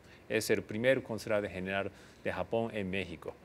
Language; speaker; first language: Spanish; non-native, fluent; Japanese